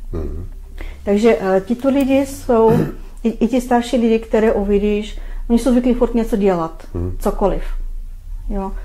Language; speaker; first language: Czech; non-native, fluent; Bulgarian